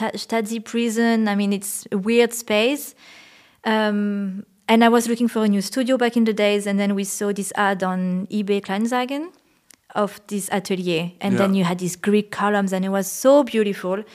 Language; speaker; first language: English; non-native, fluent; French